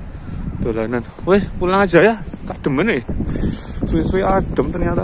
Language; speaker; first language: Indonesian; non-native, local second language; Javanese